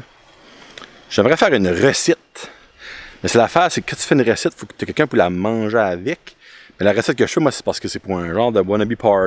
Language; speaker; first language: French; native; French